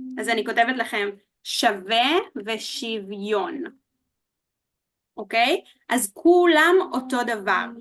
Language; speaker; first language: Hebrew; native; Hebrew